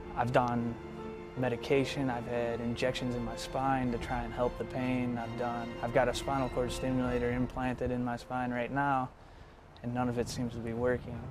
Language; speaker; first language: English; native; English